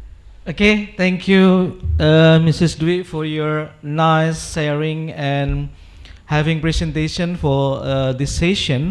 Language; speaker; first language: English; non-native, local second language; Indonesian